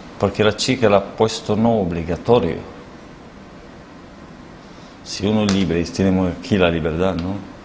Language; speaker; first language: Spanish; non-native, learner; Arabic